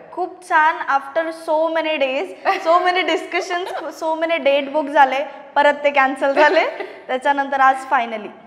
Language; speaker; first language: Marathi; non-native, local second language; Malayalam